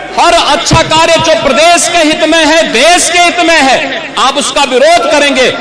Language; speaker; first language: Hindi; native; Hindi